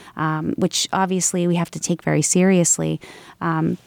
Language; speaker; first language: English; native; English